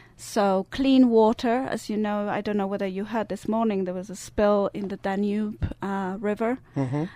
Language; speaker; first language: English; non-native, fluent; Italian